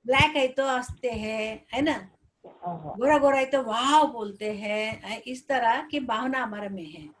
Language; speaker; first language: Hindi; non-native, local second language; Telugu